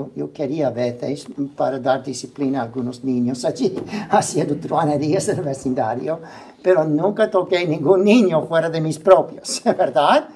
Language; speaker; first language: Spanish; non-native, fluent; English